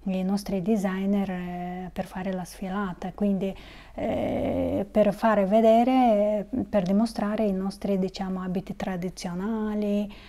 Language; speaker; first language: Italian; non-native, fluent; Kyrgyz